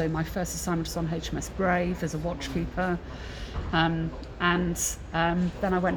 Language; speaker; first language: English; native; English